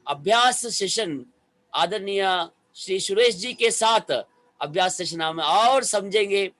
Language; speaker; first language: Hindi; non-native, local second language; Telugu